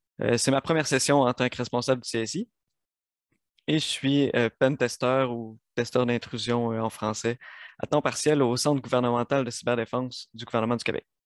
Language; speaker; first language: French; native; French